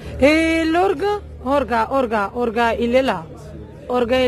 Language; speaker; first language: French; non-native, learner; Romanian